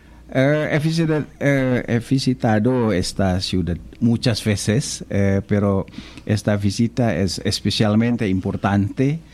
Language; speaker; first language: Spanish; non-native, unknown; Indonesian